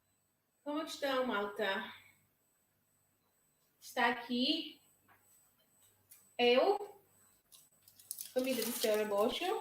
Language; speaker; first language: Portuguese; non-native, local second language; Tetum